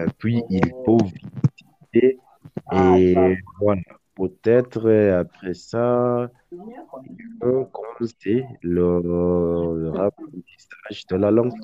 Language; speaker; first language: French; non-native, learner; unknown